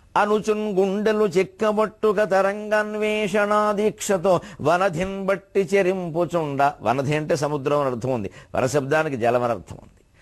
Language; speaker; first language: Telugu; native; Telugu